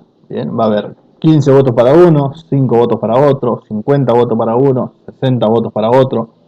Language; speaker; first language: Spanish; native; Spanish